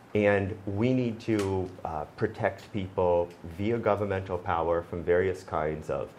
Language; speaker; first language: English; native; English